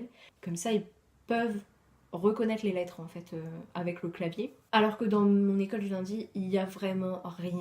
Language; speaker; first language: French; native; French